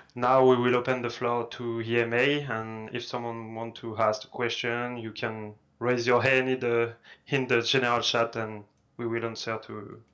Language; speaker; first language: English; non-native, fluent; French